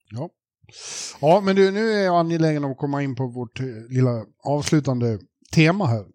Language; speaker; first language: Swedish; native; Swedish